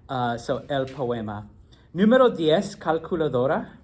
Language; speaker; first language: Spanish; non-native, fluent; English